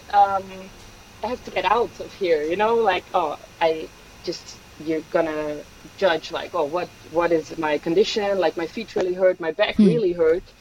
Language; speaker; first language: English; non-native, fluent; Dutch